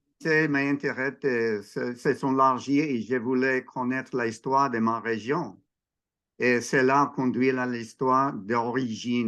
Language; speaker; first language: French; non-native, learner; English